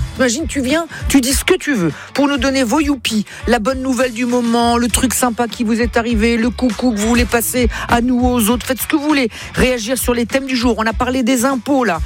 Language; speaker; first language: French; native; French